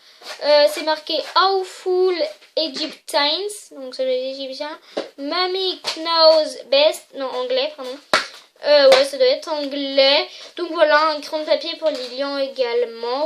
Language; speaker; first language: French; native; French